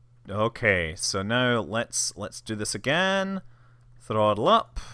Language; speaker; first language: English; native; English